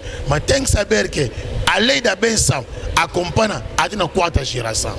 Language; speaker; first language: Portuguese; non-native, learner; Lingala